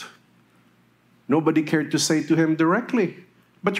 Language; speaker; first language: English; non-native, local second language; Filipino